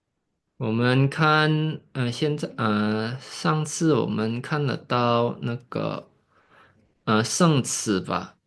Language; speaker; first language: Chinese; non-native, fluent; Indonesian